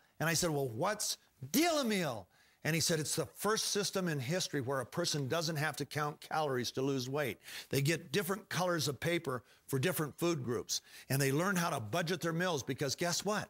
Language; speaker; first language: English; native; English